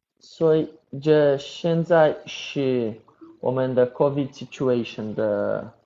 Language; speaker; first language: Chinese; non-native, learner; Portuguese